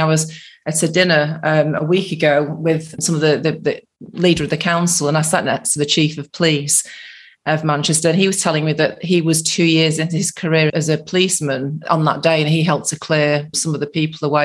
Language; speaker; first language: English; native; English